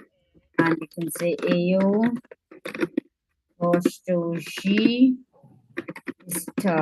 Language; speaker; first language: Portuguese; non-native, fluent; English